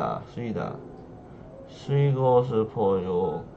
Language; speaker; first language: Korean; non-native, learner; English